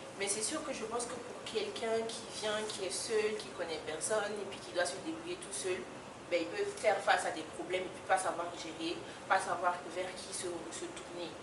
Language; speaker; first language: French; native; French